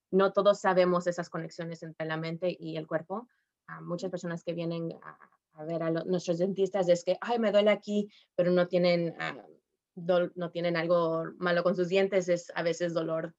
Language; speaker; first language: Spanish; early bilingual, heritage; Spanish